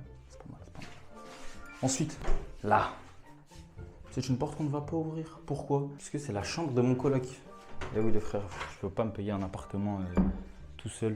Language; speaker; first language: French; native; French